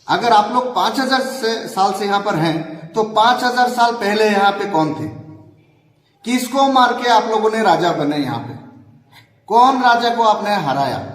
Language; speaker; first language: Hindi; non-native, local second language; Bangla